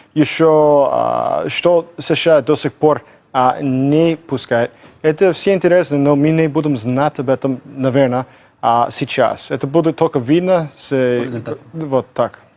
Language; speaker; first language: Russian; non-native, fluent; English